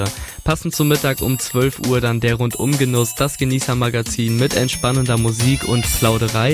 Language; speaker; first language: German; native; German